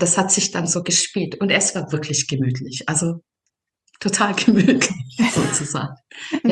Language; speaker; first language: German; non-native, fluent; Serbian